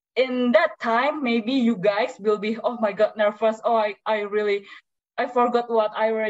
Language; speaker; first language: English; non-native, learner; Indonesian